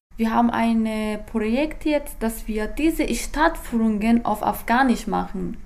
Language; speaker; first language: German; non-native, fluent; Persian